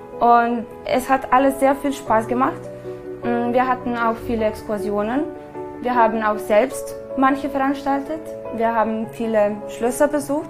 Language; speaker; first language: German; non-native, fluent; Serbian